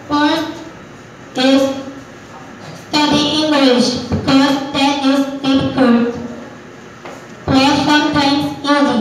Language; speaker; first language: English; non-native, learner; Chinese